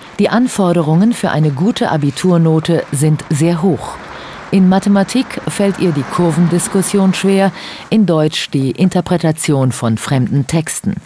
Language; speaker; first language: German; native; German